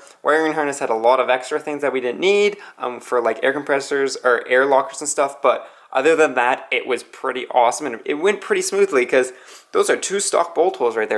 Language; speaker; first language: English; native; English